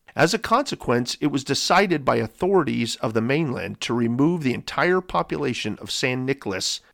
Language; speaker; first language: English; native; English